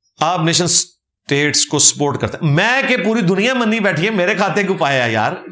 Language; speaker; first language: Urdu; non-native, local second language; Punjabi